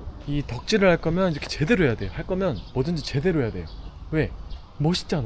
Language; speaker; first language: Korean; native; Korean